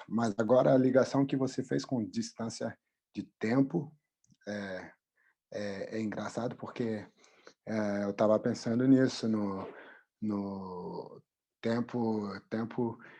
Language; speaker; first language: Portuguese; non-native, fluent; French